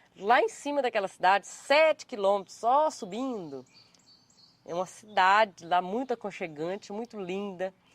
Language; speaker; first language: Portuguese; native; Portuguese